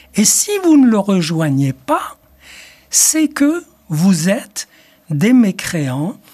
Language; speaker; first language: French; non-native, local second language; Arabic